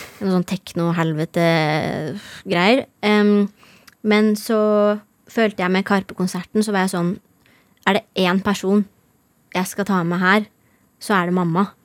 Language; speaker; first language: Norwegian; early bilingual, other home language; Persian